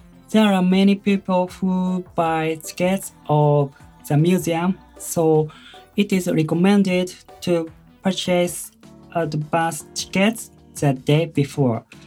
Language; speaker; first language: English; non-native, learner; Japanese